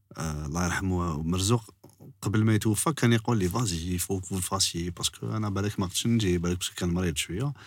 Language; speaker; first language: French; non-native, local second language; Arabic